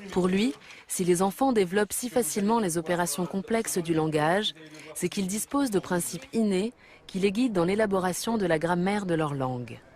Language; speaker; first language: French; native; French